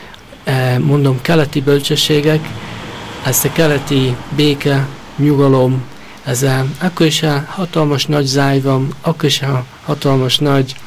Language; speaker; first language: Hungarian; early bilingual, heritage; Hungarian